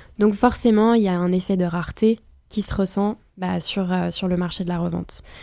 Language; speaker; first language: French; native; French